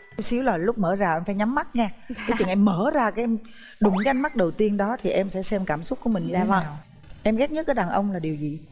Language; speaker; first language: Vietnamese; native; Vietnamese